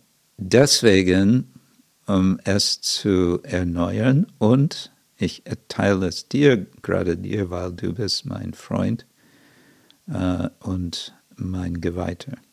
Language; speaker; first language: German; non-native, fluent; English